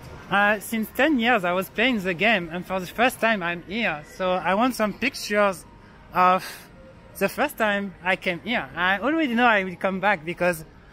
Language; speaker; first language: English; non-native, learner; French